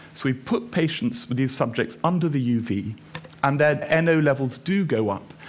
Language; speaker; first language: English; native; English